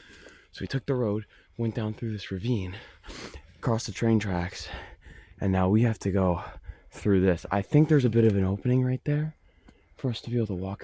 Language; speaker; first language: English; native; English